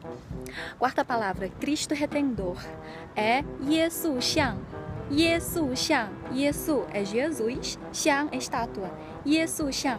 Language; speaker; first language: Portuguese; non-native, fluent; Chinese